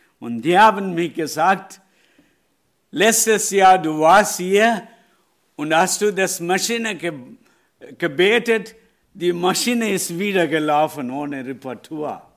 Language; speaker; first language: German; non-native, learner; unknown